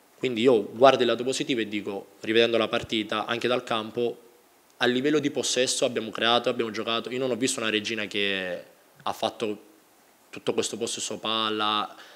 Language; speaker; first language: Italian; native; Italian